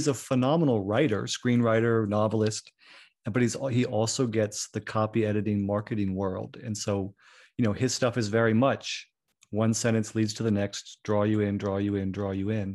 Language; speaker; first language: English; native; English